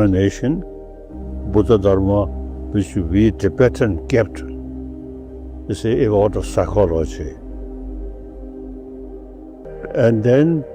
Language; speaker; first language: English; non-native, learner; Tibetan